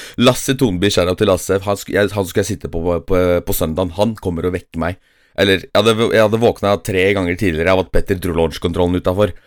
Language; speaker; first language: Norwegian; early bilingual, other home language; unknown